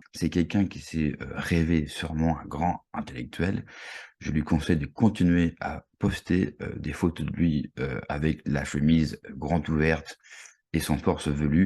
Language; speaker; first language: French; native; French